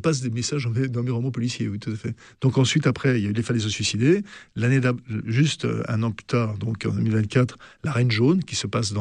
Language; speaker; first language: French; native; French